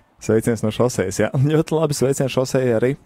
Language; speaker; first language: Latvian; native; Latvian